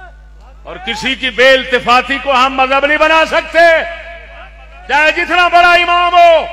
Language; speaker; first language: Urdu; non-native, local second language; Punjabi